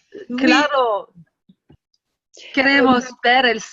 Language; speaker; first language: Spanish; non-native, learner; French